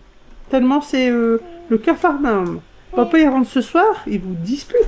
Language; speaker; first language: French; native; French